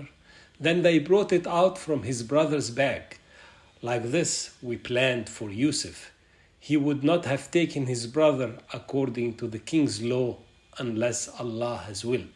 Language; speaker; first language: English; non-native, fluent; Arabic